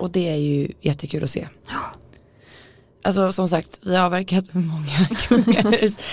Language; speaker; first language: Swedish; native; Swedish